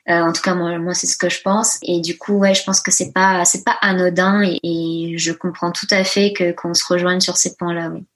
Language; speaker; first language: French; early bilingual, other home language; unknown